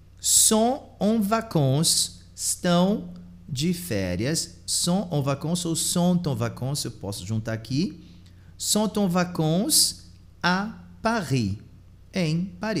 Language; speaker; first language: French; non-native, fluent; Portuguese